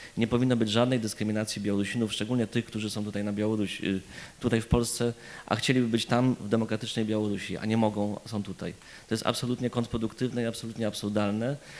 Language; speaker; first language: Polish; native; Polish